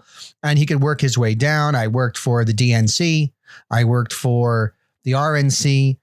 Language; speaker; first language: English; native; English